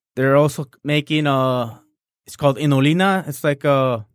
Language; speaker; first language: English; non-native, fluent; Spanish